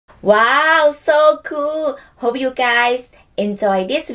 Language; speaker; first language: English; non-native, learner; Thai